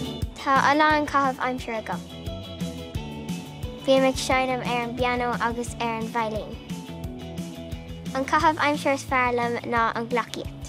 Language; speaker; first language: Irish; non-native, local second language; English